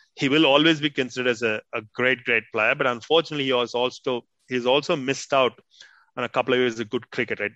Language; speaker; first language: English; non-native, local second language; Tamil